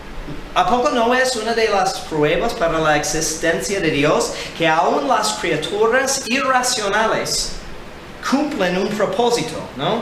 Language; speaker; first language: Spanish; non-native, fluent; English